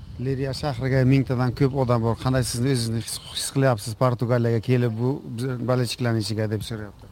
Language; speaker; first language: Portuguese; non-native, fluent; Uzbek